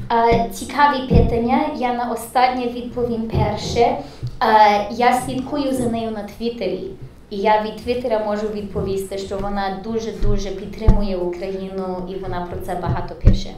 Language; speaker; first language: Ukrainian; early bilingual, heritage; English